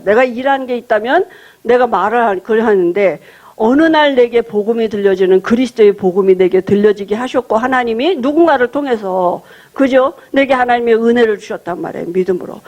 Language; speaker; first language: Korean; native; Korean